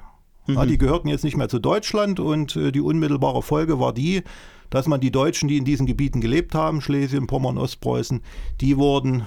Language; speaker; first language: German; native; German